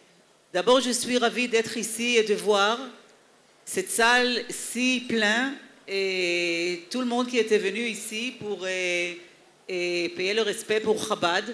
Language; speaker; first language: French; non-native, fluent; Hebrew